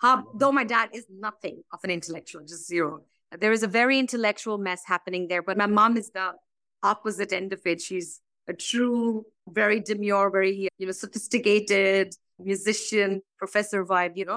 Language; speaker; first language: English; non-native, local second language; Bangla